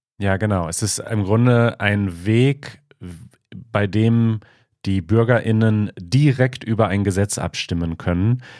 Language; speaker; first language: German; native; German